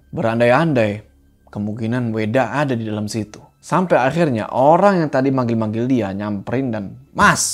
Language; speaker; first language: Indonesian; native; Indonesian